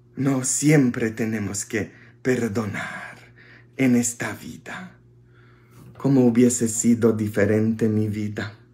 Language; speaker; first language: Spanish; non-native, fluent; Polish